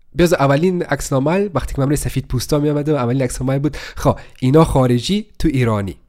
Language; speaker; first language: Persian; early bilingual, heritage; Persian